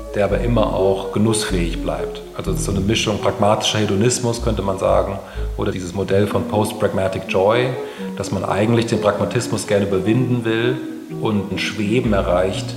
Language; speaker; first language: German; native; German